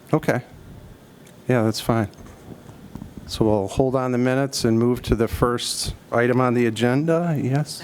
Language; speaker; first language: English; native; English